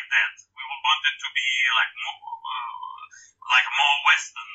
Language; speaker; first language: English; non-native, fluent; Russian